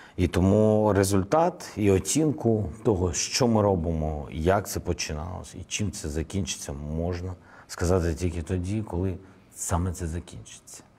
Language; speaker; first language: Ukrainian; non-native, local second language; Russian